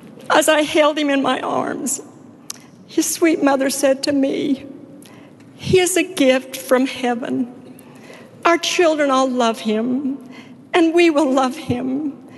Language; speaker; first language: English; native; English